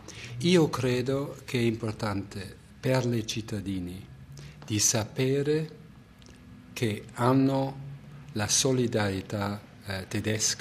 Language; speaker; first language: Italian; non-native, fluent; German